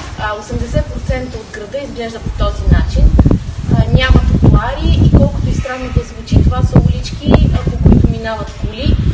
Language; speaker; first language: Bulgarian; native; Bulgarian